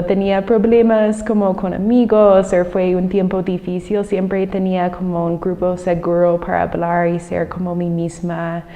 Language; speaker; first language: Spanish; non-native, fluent; English